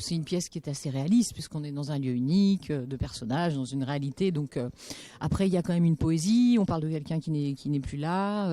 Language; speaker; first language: French; native; French